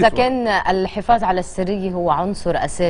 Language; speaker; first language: Arabic; native; Arabic